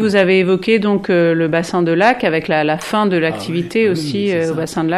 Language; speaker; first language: French; native; French